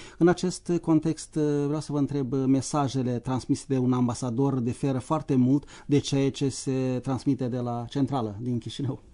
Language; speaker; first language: Romanian; native; Romanian